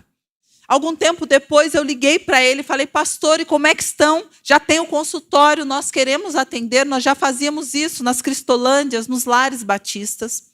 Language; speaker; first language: Portuguese; native; Portuguese